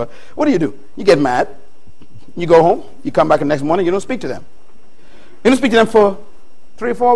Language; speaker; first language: English; native; English